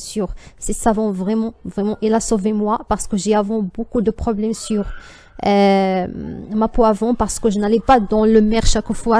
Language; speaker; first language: French; non-native, learner; Arabic